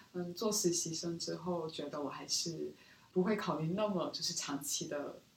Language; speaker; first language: Chinese; early bilingual, other home language; Korean